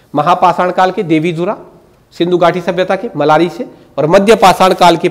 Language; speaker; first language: Hindi; native; Hindi